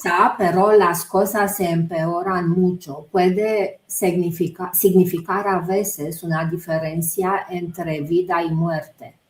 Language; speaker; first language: Spanish; non-native, fluent; Romanian